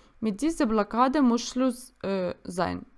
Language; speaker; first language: German; non-native, learner; Russian